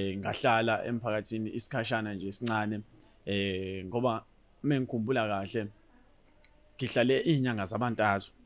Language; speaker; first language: Zulu; native; Zulu